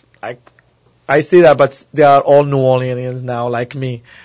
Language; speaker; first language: English; non-native, learner; Arabic